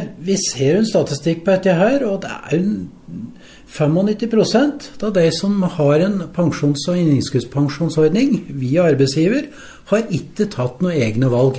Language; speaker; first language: Norwegian; native; Norwegian